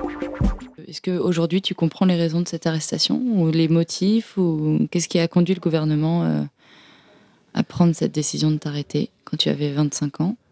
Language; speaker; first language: French; native; French